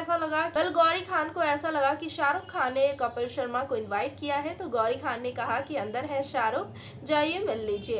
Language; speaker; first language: Hindi; native; Hindi